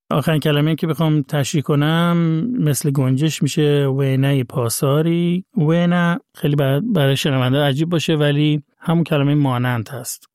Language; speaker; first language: Persian; native; Persian